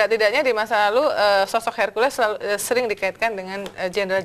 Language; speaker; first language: Indonesian; native; Indonesian